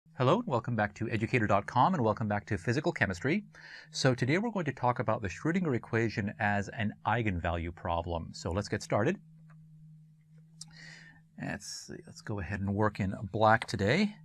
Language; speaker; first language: English; native; English